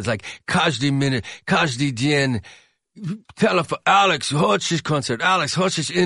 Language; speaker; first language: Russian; non-native, learner; English